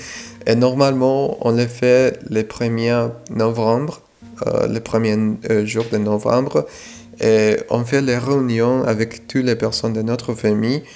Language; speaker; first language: French; non-native, fluent; Spanish